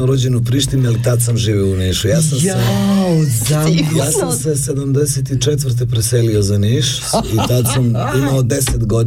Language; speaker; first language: Serbian; native; Serbian